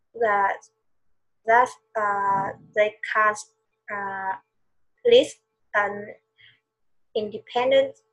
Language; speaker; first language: English; non-native, learner; Vietnamese